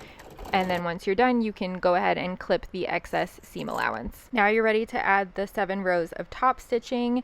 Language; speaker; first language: English; native; English